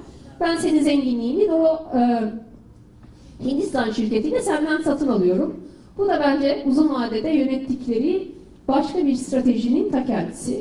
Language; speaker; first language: Turkish; native; Turkish